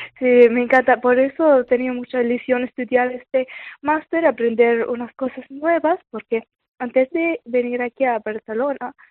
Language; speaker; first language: Spanish; non-native, fluent; Arabic